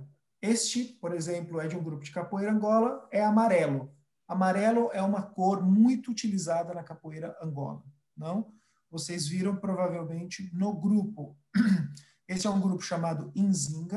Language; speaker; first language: Portuguese; early bilingual, other home language; Spanish